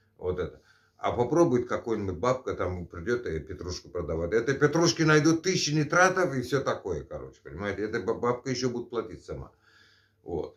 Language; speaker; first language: Russian; native; Russian